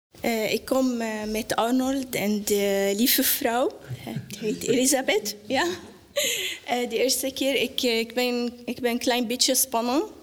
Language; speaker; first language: Dutch; non-native, learner; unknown